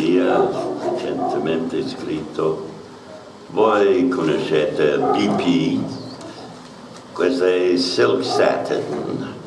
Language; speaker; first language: Italian; non-native, learner; English